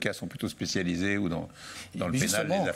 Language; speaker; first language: French; native; French